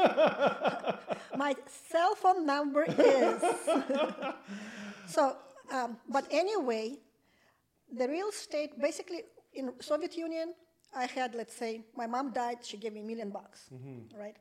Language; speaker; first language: English; non-native, fluent; Russian